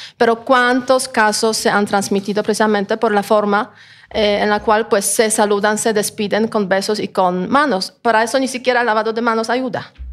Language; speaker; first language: Spanish; non-native, fluent; Polish